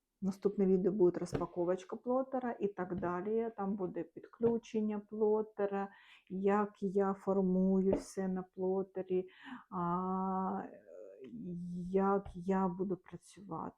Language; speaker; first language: Ukrainian; non-native, local second language; Russian